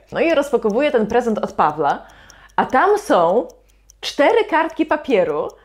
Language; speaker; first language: Polish; native; Polish